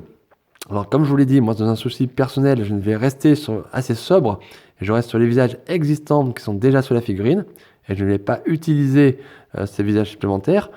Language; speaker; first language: French; native; French